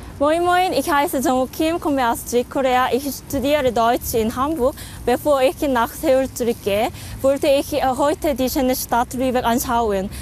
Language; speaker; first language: German; non-native, learner; Korean